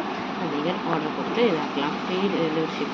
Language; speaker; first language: Tamil; native; Tamil